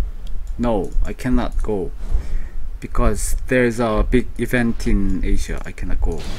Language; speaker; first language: English; non-native, learner; Korean